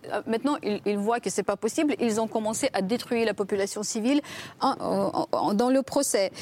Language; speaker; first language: French; non-native, fluent; Ukrainian